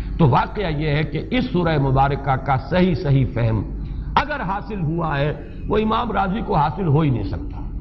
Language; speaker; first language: Urdu; native; Urdu